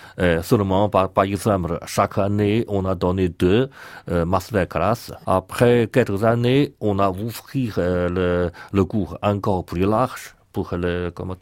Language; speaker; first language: French; non-native, learner; Chinese